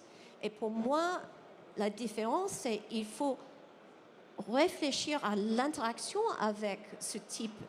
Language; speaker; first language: French; non-native, fluent; English